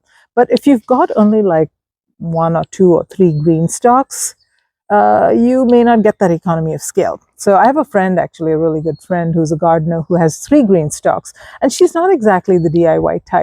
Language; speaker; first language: English; native; English